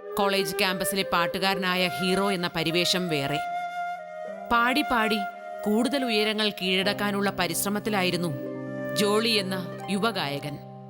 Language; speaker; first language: Malayalam; native; Malayalam